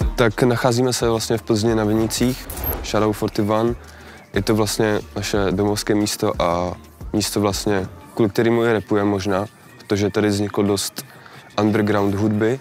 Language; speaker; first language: Czech; early bilingual, other home language; Slovak